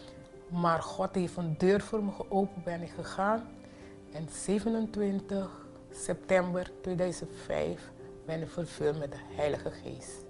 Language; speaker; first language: Dutch; non-native, local second language; Papiamento